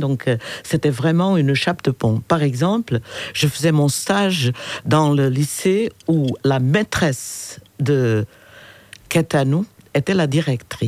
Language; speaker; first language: French; non-native, fluent; Portuguese